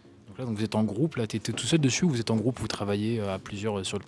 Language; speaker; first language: French; native; French